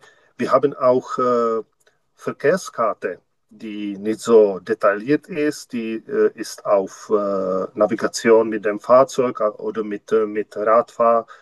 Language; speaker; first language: German; non-native, learner; Czech